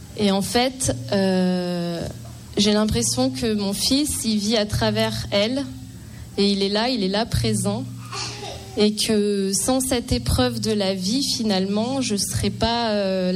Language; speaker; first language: French; native; French